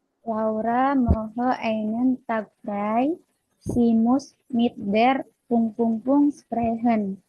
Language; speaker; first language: German; non-native, learner; Indonesian